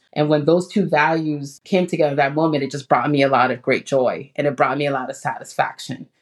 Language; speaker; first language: English; early bilingual, other home language; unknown